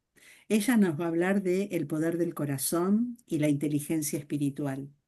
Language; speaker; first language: Spanish; native; Spanish